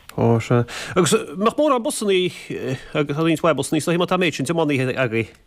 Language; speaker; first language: Irish; native; Irish